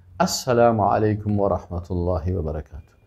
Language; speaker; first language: Arabic; non-native, fluent; Persian